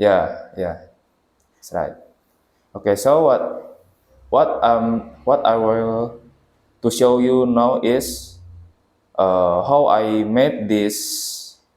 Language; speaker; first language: English; non-native, learner; Indonesian